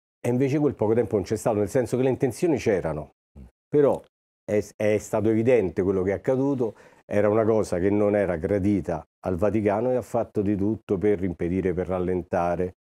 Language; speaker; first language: Italian; native; Italian